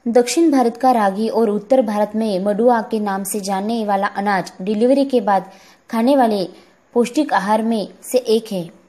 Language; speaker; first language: Hindi; non-native, local second language; Marathi